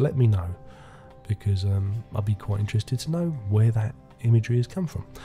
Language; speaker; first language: English; native; English